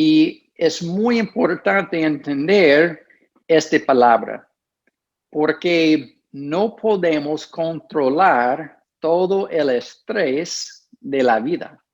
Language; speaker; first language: Spanish; non-native, fluent; English